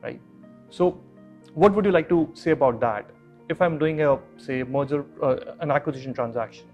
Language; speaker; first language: English; non-native, local second language; Hindi